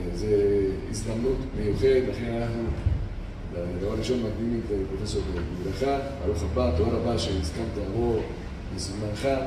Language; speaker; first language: Hebrew; non-native, fluent; Spanish